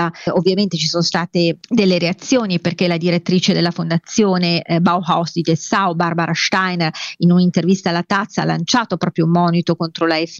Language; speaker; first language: Italian; native; Italian